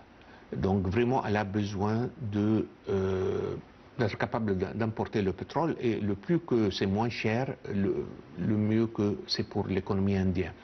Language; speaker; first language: French; non-native, fluent; Arabic